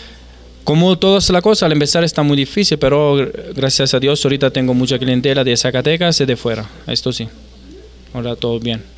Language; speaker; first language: Spanish; non-native, fluent; Italian